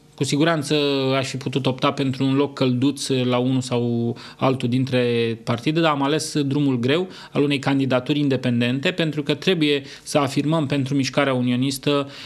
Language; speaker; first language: Romanian; native; Romanian